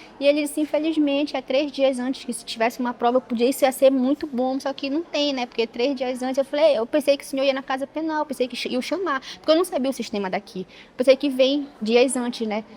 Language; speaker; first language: Portuguese; native; Portuguese